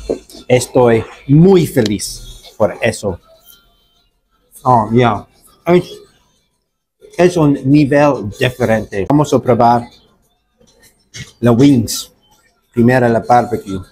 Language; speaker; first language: Spanish; non-native, learner; English